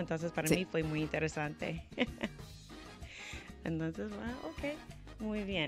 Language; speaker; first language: Spanish; non-native, fluent; English